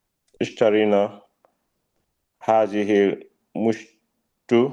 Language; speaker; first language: Arabic; non-native, learner; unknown